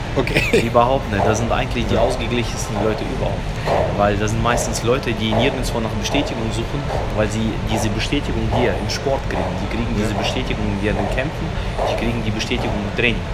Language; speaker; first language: German; early bilingual, other home language; Russian